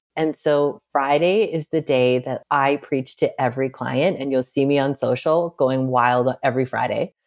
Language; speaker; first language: English; native; English